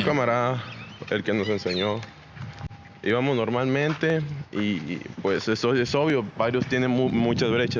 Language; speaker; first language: Spanish; native; Spanish